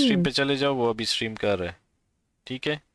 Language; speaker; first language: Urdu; non-native, local second language; Pashto